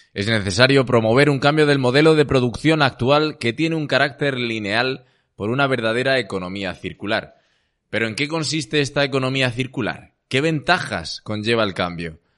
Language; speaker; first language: Spanish; native; Spanish